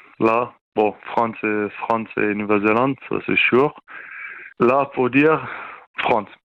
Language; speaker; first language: French; non-native, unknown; Afrikaans